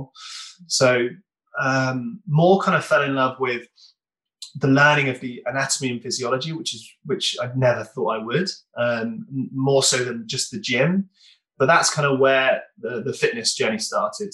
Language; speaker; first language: English; native; English